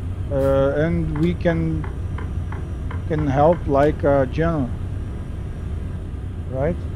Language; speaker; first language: English; non-native, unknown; Portuguese